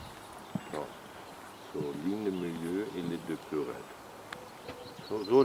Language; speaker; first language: French; non-native, learner; German